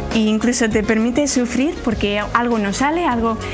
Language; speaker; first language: Spanish; native; Spanish